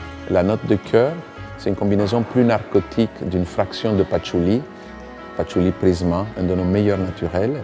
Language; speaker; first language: French; non-native, fluent; Greek